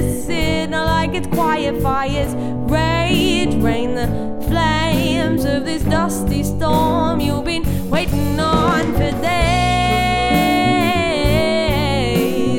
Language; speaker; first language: English; native; English